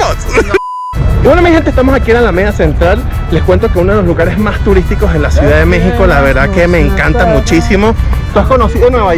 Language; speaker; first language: Spanish; native; Spanish